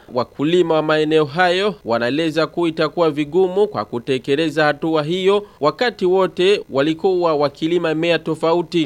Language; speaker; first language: Swahili; non-native, local second language; Rundi